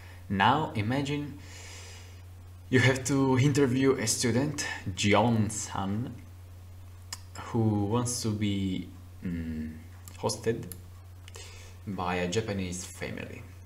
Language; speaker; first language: English; non-native, fluent; Italian